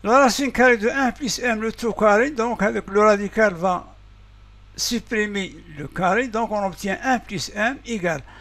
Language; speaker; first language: French; non-native, local second language; Arabic